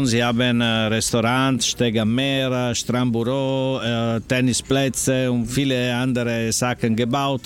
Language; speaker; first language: German; non-native, learner; Italian